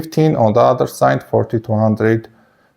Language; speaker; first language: English; non-native, fluent; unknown